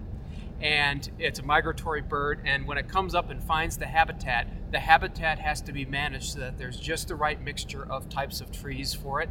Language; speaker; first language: English; native; English